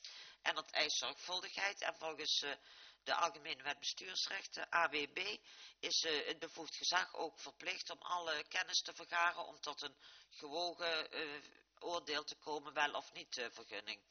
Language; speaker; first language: Dutch; native; Dutch